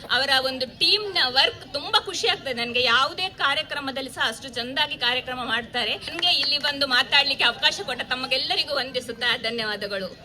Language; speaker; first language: Kannada; native; Kannada